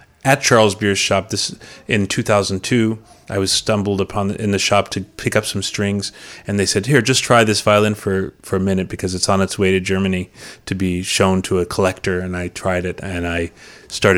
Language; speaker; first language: English; native; English